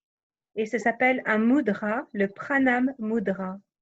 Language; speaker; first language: French; native; French